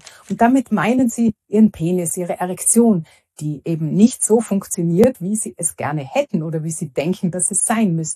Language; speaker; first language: German; native; German